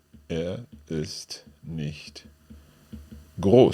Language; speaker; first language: German; non-native, learner; English